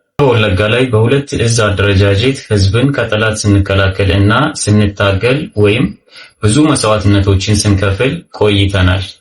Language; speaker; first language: Amharic; native; Amharic